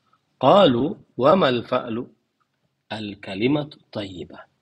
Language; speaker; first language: Arabic; non-native, fluent; Indonesian